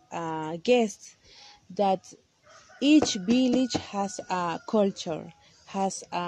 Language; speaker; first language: English; non-native, learner; Kaqchikel